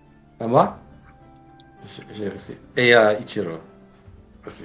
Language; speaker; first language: French; non-native, fluent; English